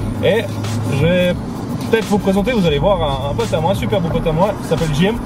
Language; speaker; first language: French; native; French